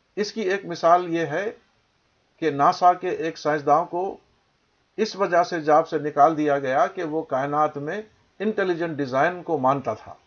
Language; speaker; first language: Urdu; native; Urdu